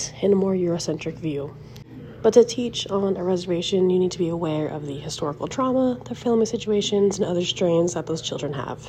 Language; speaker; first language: English; native; English